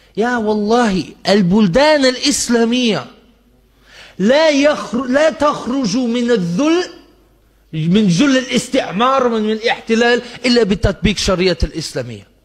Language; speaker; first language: Arabic; non-native, fluent; German